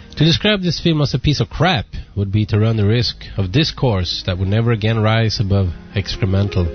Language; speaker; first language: English; non-native, fluent; Swedish